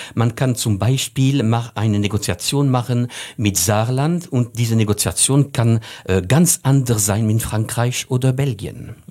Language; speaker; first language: German; non-native, fluent; French